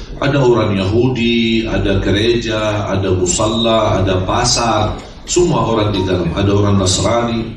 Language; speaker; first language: Indonesian; non-native, fluent; Arabic